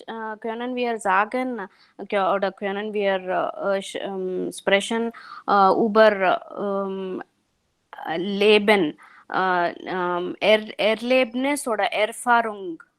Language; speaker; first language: German; non-native, learner; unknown